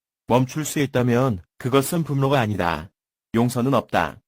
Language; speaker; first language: Korean; native; Korean